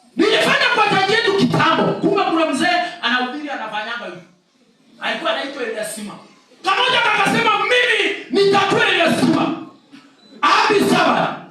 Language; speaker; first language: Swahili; non-native, local second language; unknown